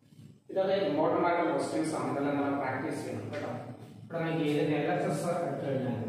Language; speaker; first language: English; non-native, local second language; Malayalam